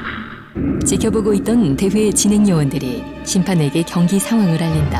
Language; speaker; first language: Korean; native; Korean